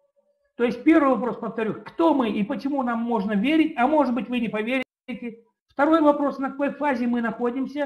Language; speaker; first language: Russian; native; Russian